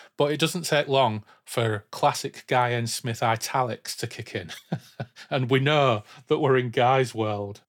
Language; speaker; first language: English; native; English